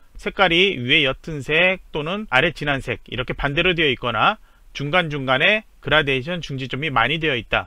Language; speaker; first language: Korean; native; Korean